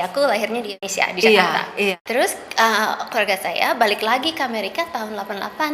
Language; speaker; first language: Indonesian; early bilingual, heritage; Indonesian